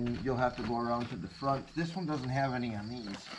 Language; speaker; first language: English; native; English